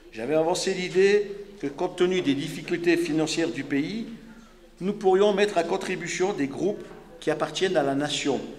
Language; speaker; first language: French; native; French